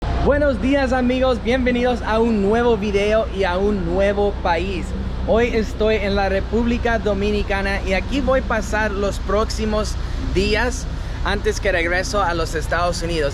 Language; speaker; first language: Spanish; non-native, fluent; English